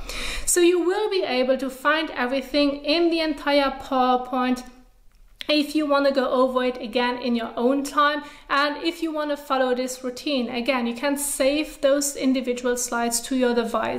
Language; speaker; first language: English; non-native, fluent; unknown